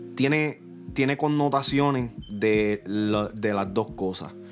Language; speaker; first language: Spanish; early bilingual, heritage; Spanish